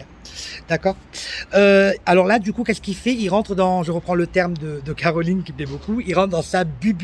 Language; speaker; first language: French; native; French